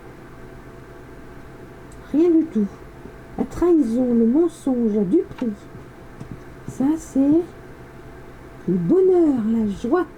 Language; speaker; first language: French; native; French